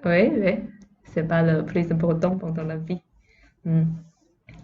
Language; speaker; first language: French; non-native, fluent; Chinese